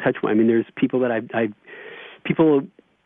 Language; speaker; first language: English; native; English